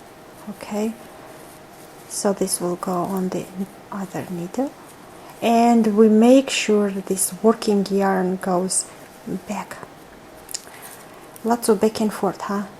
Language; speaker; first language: English; non-native, fluent; Georgian